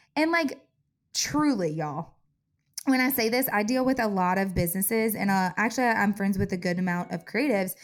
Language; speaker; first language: English; native; English